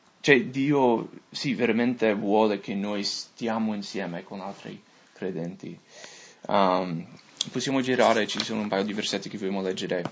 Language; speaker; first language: Italian; non-native, fluent; English